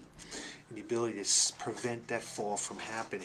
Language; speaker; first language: English; native; English